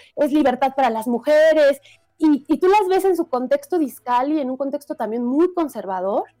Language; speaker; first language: Spanish; native; Spanish